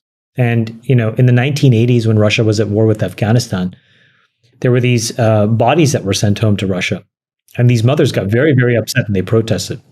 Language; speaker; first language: English; native; English